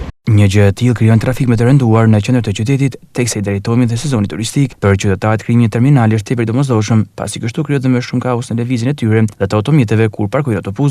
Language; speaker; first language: Albanian; native; Albanian